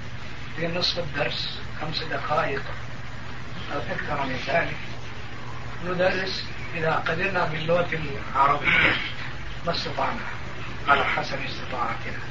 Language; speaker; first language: Arabic; non-native, fluent; Turkish